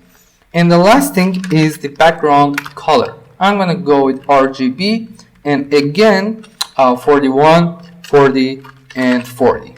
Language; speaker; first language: English; non-native, fluent; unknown